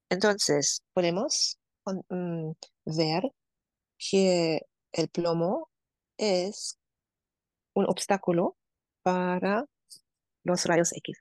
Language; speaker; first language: Spanish; non-native, fluent; German